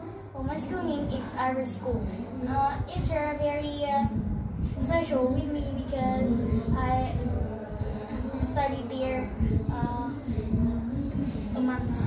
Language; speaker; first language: English; non-native, learner; Vietnamese